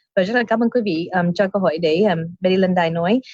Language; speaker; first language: Vietnamese; early bilingual, heritage; Vietnamese